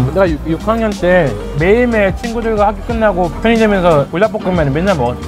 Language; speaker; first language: Korean; early bilingual, other home language; Lingala